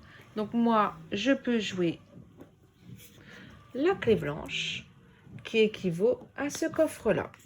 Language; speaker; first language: French; native; French